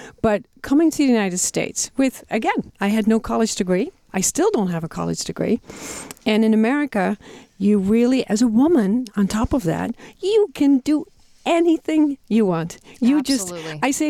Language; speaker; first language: English; non-native, fluent; Dutch